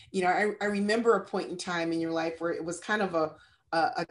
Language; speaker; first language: English; native; English